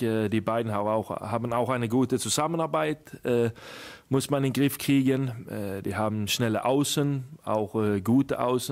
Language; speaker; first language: German; non-native, fluent; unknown